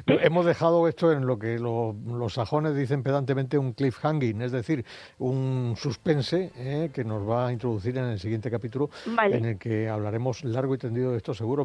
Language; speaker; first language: Spanish; native; Spanish